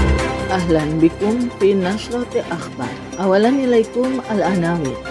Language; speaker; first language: Arabic; non-native, fluent; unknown